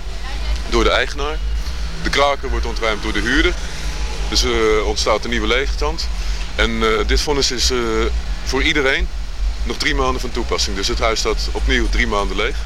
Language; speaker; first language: Dutch; native; Dutch